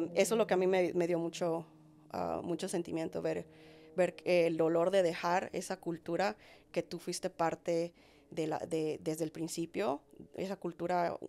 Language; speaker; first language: Spanish; early bilingual, heritage; Spanish